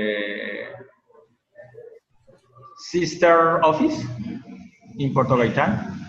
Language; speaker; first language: English; non-native, learner; Spanish